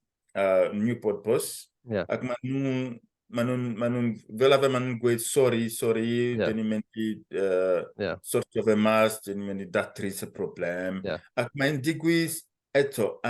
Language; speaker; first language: Welsh; non-native, fluent; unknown